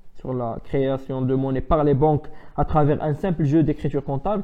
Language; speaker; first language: French; non-native, local second language; Arabic